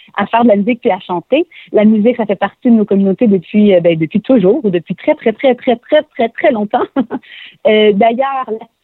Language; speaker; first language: French; native; French